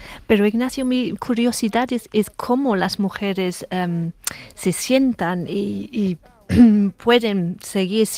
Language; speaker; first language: Spanish; non-native, fluent; English